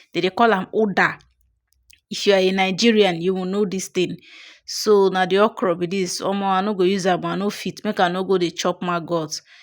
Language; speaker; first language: Nigerian Pidgin; non-native, local second language; Igbo